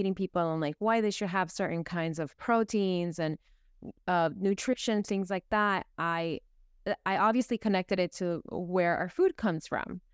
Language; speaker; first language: English; early bilingual, other home language; Spanish